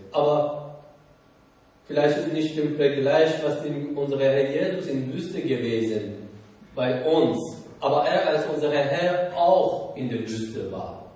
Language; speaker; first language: German; non-native, learner; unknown